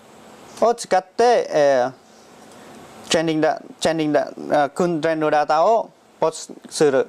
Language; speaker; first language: Japanese; non-native, learner; Vietnamese